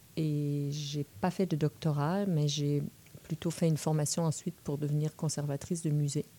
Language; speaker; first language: French; native; French